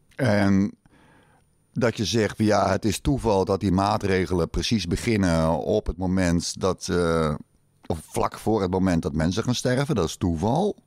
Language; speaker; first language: Dutch; native; Dutch